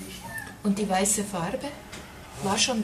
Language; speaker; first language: German; non-native, fluent; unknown